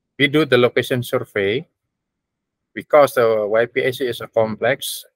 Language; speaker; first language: English; non-native, learner; Indonesian